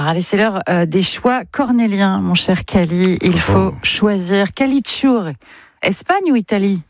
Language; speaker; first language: French; native; French